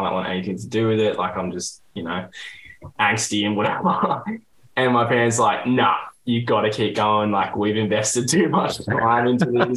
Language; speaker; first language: English; native; English